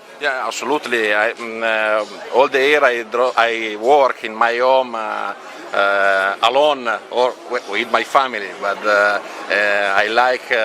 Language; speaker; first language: English; non-native, learner; Italian